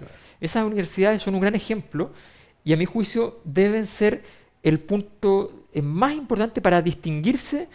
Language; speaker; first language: Spanish; native; Spanish